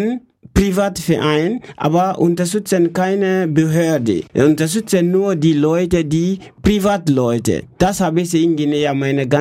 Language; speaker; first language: German; non-native, learner; French